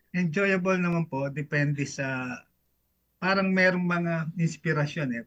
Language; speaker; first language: Filipino; non-native, local second language; Pampanga